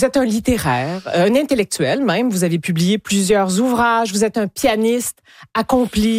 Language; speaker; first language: French; native; French